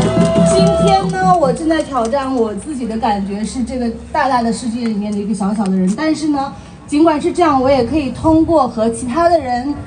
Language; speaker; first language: Chinese; native; Chinese